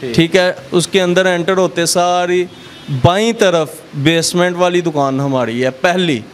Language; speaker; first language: Urdu; non-native, local second language; Punjabi